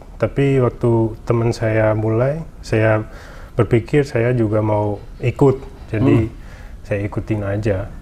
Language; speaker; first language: Indonesian; early bilingual, heritage; Dutch